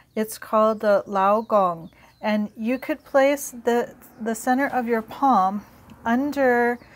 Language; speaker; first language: English; native; English